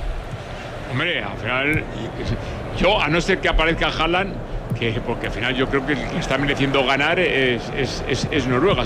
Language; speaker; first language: Spanish; native; Spanish